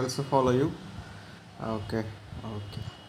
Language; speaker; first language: English; non-native, learner; Bangla